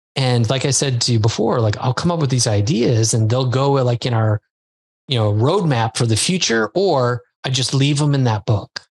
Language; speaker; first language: English; native; English